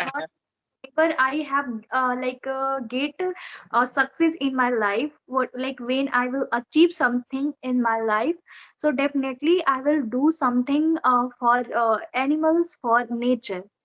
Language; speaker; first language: English; non-native, learner; Odia